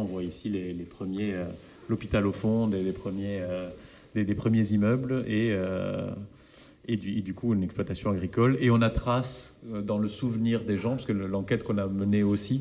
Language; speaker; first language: French; native; French